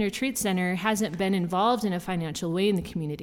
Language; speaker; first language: English; native; English